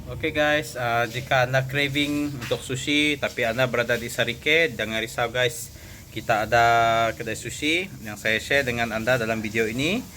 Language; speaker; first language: Malay; native; Malay